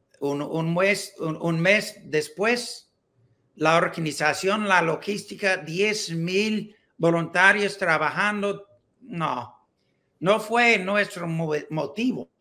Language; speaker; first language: Spanish; non-native, learner; English